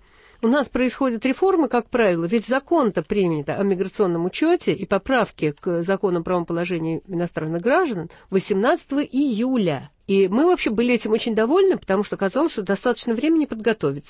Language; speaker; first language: Russian; native; Russian